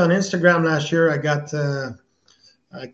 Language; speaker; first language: English; non-native, fluent; French